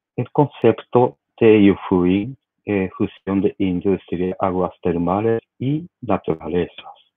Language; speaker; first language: Spanish; non-native, learner; Japanese